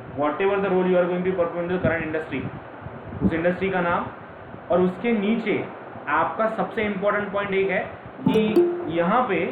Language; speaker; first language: Hindi; non-native, local second language; Marathi